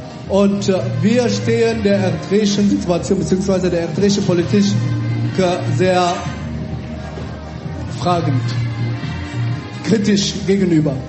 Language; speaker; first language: German; early bilingual, other home language; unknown